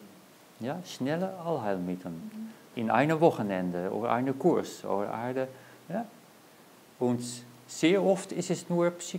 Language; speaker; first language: German; non-native, learner; Dutch